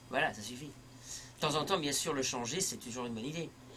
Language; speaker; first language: French; early bilingual, heritage; French